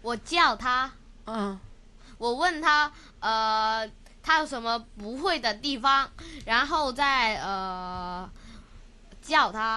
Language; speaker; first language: Chinese; non-native, local second language; Cantonese